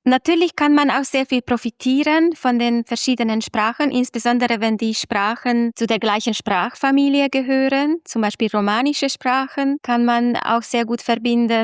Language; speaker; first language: German; non-native, fluent; Hungarian